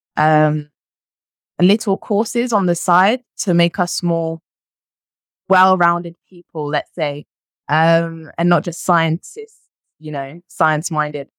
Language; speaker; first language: English; early bilingual, other home language; French